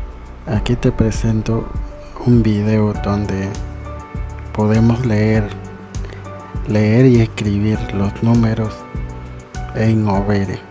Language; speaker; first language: Spanish; non-native, local second language; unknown